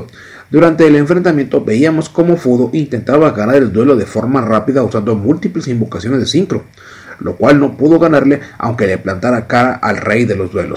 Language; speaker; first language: Spanish; native; Spanish